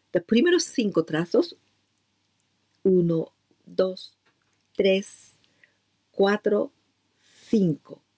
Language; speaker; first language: Spanish; non-native, learner; Japanese